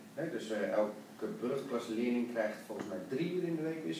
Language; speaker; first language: Dutch; native; Dutch